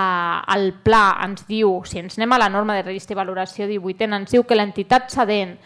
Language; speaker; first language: Catalan; native; Catalan